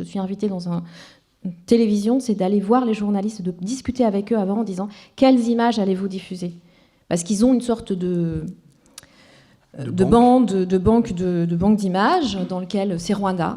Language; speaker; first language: French; non-native, local second language; Kinyarwanda